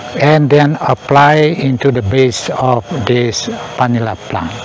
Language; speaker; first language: English; non-native, learner; Indonesian